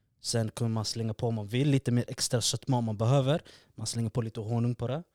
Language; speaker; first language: Swedish; early bilingual, other home language; Arabic